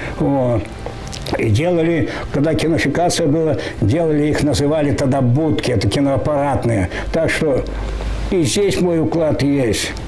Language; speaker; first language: Russian; native; Russian